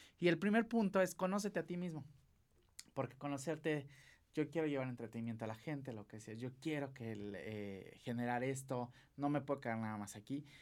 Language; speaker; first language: Spanish; native; Spanish